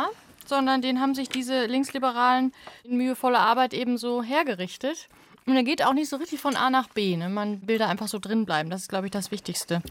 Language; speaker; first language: German; native; German